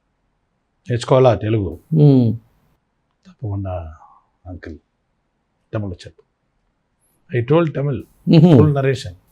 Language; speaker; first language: Telugu; non-native, local second language; Tamil